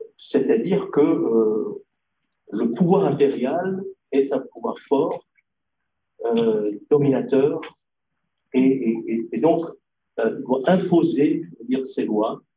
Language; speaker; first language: French; non-native, local second language; Arabic